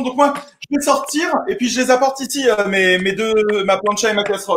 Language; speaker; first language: French; native; French